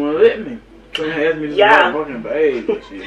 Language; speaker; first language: English; native; English